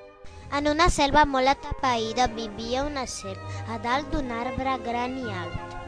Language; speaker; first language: Catalan; non-native, learner; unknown